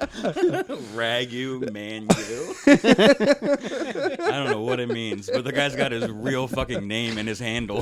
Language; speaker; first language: English; native; English